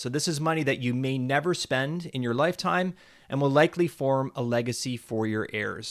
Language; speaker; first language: English; native; English